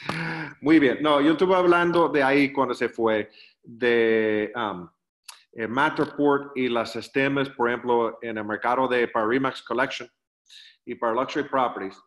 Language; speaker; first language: Spanish; non-native, learner; English